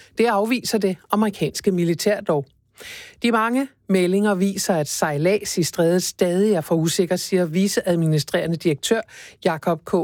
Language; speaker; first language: Danish; native; Danish